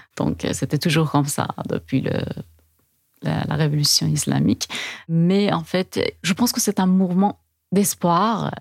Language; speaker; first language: French; non-native, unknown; Persian